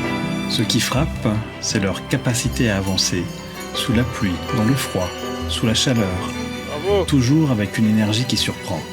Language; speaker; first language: French; native; French